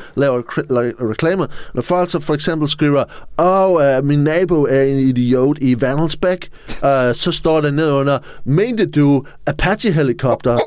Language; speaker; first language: Danish; non-native, fluent; English